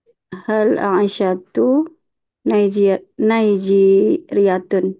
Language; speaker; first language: Arabic; non-native, learner; Indonesian